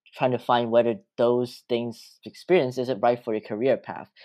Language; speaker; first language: English; early bilingual, other home language; Cantonese